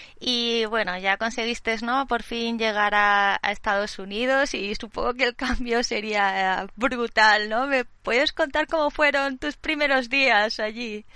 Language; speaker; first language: Spanish; native; Spanish